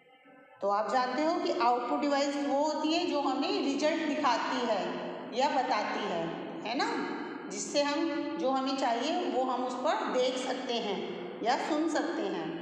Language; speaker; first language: Hindi; native; Hindi